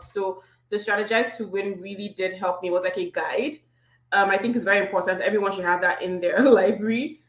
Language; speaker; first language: English; non-native, local second language; Igbo